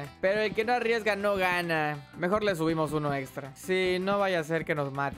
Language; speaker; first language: Spanish; native; Spanish